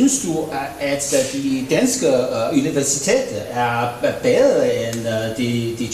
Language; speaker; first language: Danish; non-native, learner; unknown